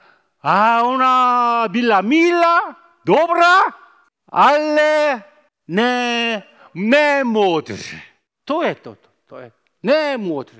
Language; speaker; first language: Czech; non-native, fluent; Korean